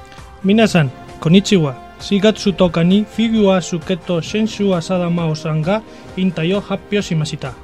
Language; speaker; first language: Japanese; non-native, learner; Spanish